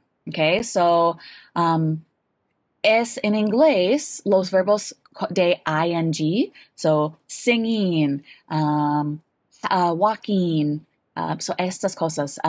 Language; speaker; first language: Spanish; non-native, learner; English